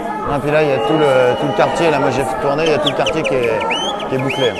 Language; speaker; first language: French; native; French